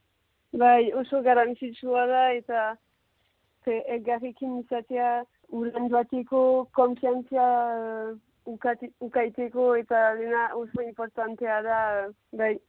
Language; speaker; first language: Basque; non-native, local second language; French